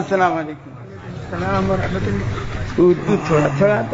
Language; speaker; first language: Hindi; non-native, learner; Bangla